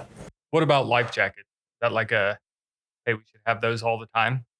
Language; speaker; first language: English; native; English